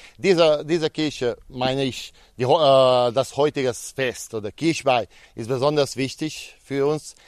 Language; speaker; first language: German; non-native, local second language; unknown